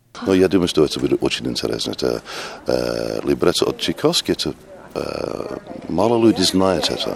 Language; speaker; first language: Russian; non-native, learner; English